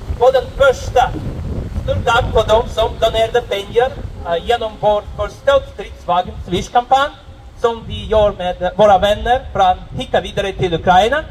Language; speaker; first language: Swedish; non-native, fluent; Russian